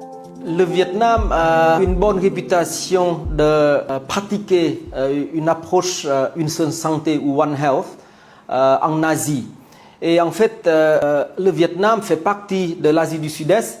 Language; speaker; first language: French; non-native, fluent; Vietnamese